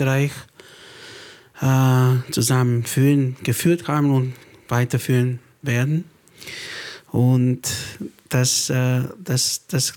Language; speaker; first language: German; non-native, learner; Bulgarian